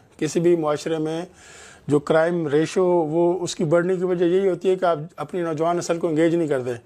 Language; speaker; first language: Urdu; non-native, local second language; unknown